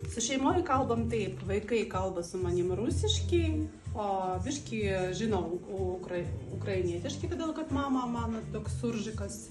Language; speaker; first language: Lithuanian; non-native, learner; Russian